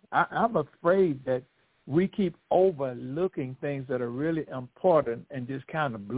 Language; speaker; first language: English; native; English